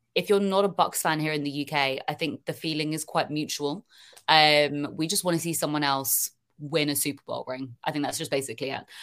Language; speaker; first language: English; native; English